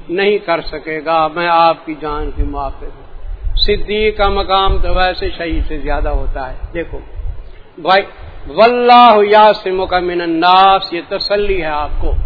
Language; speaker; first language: Urdu; non-native, local second language; Saraiki